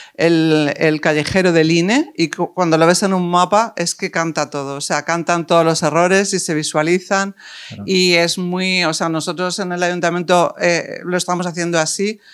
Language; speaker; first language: Spanish; native; Spanish